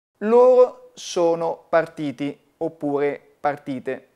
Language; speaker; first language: Italian; native; Italian